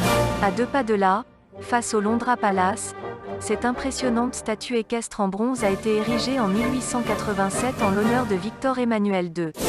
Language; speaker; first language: French; native; French